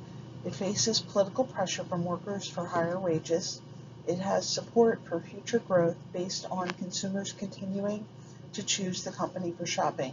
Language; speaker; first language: English; native; English